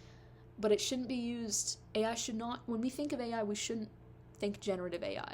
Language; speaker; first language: English; native; English